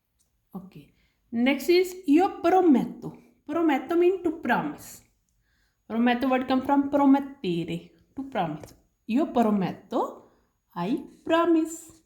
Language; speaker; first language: English; non-native, learner; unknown